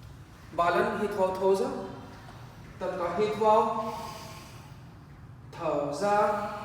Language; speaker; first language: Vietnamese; non-native, learner; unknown